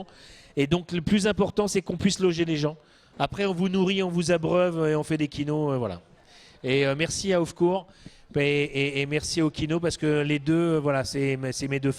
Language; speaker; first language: French; native; French